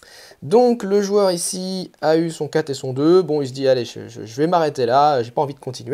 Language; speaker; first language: French; native; French